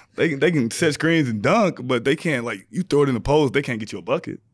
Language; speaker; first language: English; native; English